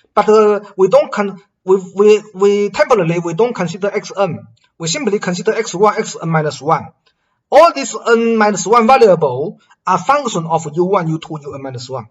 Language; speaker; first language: English; non-native, fluent; Chinese